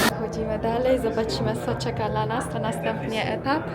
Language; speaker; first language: Polish; non-native, learner; Persian